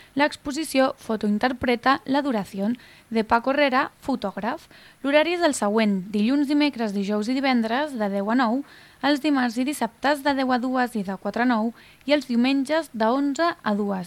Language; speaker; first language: Catalan; native; Catalan